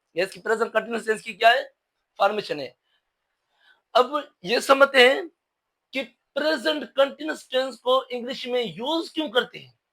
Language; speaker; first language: Urdu; non-native, local second language; Sindhi